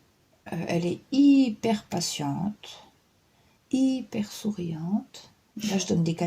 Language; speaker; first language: French; native; French